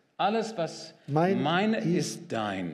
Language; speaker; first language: German; non-native, learner; English